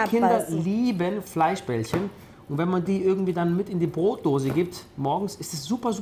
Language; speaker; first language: German; early bilingual, other home language; Italian